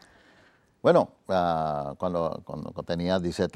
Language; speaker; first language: Catalan; non-native, fluent; Spanish